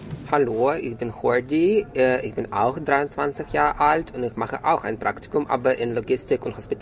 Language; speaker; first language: German; non-native, fluent; Ukrainian